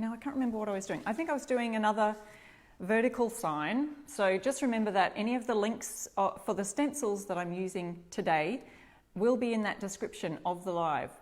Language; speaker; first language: English; native; English